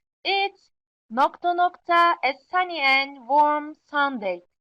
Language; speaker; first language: English; non-native, fluent; Turkish